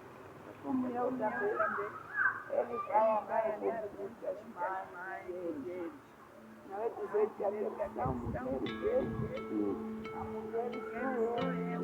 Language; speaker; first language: Portuguese; non-native, local second language; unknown